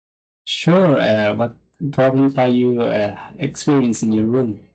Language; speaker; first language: English; non-native, fluent; Spanish